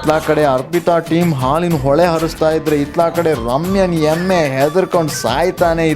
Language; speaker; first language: Kannada; native; Kannada